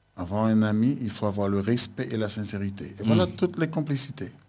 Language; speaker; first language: French; native; French